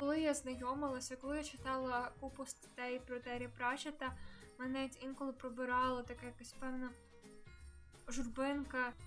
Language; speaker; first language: Ukrainian; native; Ukrainian